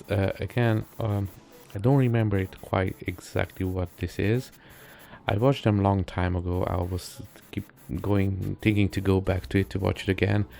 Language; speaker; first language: English; non-native, fluent; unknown